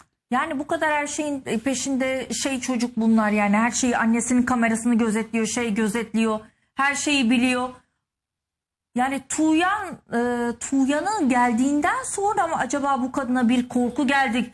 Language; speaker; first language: Turkish; native; Turkish